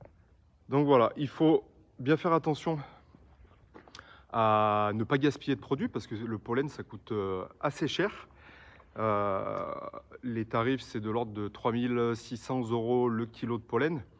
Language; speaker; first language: French; native; French